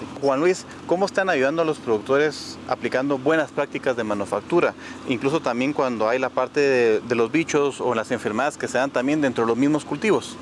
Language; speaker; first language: Spanish; native; Spanish